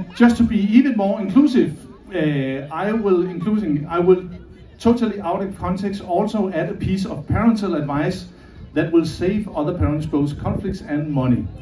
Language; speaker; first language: English; non-native, fluent; Danish